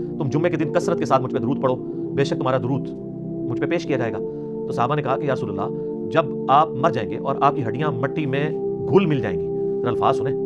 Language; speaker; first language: Urdu; non-native, local second language; Punjabi